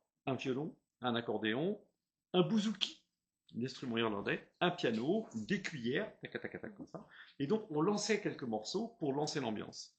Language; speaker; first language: French; native; French